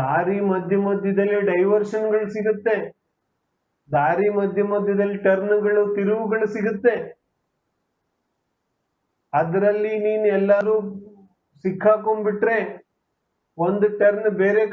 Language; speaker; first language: Kannada; non-native, local second language; Hindi